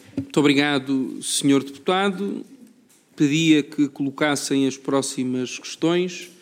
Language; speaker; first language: Portuguese; native; Portuguese